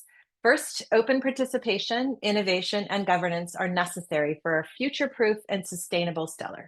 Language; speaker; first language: English; native; English